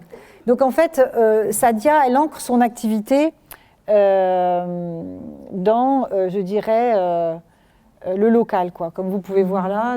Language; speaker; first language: French; native; French